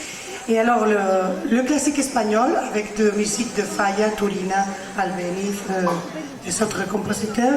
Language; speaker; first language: French; non-native, learner; Spanish